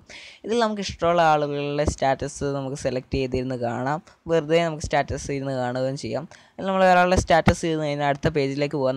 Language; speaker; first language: Malayalam; native; Malayalam